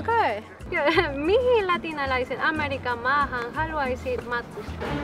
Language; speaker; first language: Finnish; non-native, fluent; Spanish